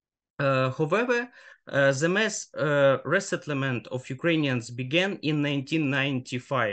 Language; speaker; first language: English; non-native, fluent; Ukrainian